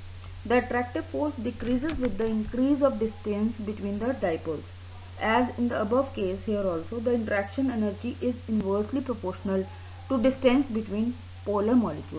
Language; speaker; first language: English; non-native, local second language; Hindi